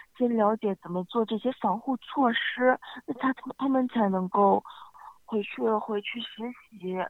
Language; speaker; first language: Chinese; native; Chinese